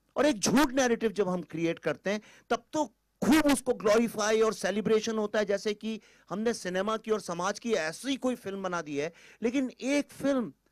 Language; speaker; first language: Hindi; native; Hindi